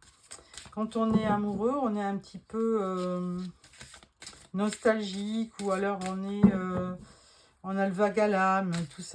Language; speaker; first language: French; native; French